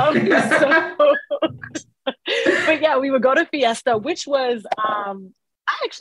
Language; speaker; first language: English; early bilingual, other home language; Akan